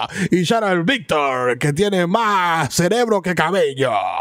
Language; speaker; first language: Spanish; early bilingual, heritage; Spanish